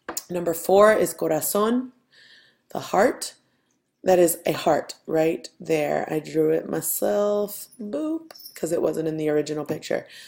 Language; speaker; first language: English; native; English